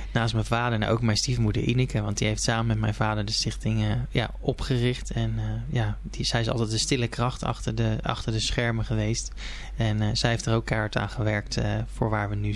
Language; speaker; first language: Dutch; native; Dutch